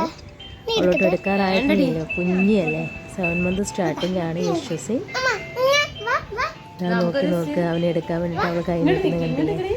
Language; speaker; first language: Malayalam; native; Malayalam